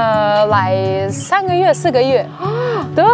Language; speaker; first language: Chinese; non-native, fluent; Russian